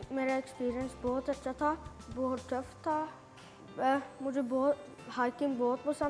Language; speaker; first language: Hindi; early bilingual, heritage; Hindi